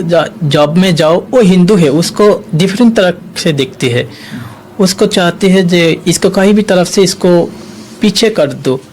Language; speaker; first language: Hindi; non-native, learner; Bangla